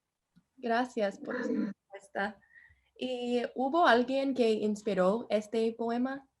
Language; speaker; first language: Spanish; non-native, learner; English